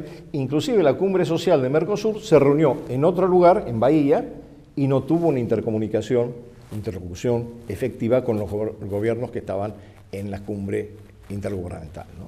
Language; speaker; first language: Spanish; native; Spanish